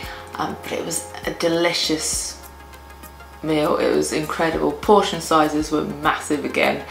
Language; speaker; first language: English; native; English